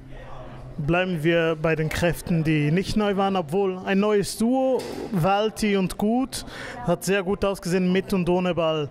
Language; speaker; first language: German; native; German